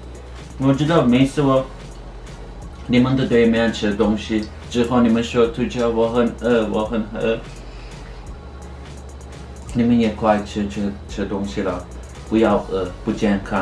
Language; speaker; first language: Chinese; non-native, learner; Turkish